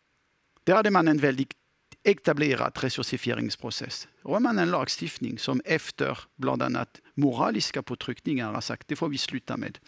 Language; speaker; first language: Swedish; non-native, fluent; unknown